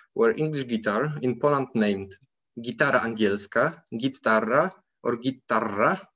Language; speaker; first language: English; non-native, fluent; Polish